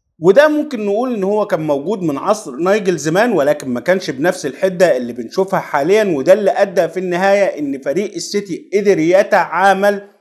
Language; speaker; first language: Arabic; native; Arabic